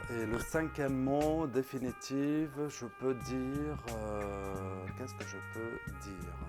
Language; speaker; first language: French; non-native, local second language; Arabic